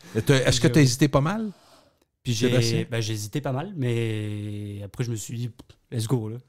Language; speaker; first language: French; native; French